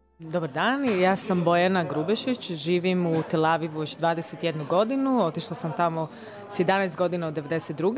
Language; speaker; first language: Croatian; early bilingual, other home language; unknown